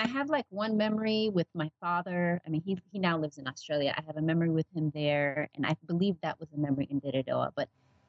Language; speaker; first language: English; early bilingual, other home language; Oromo